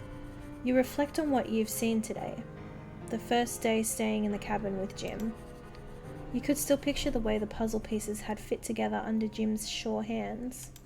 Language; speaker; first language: English; native; English